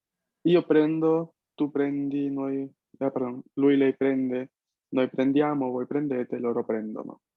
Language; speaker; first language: Italian; non-native, fluent; Spanish